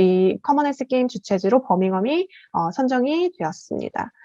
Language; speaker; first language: Korean; native; Korean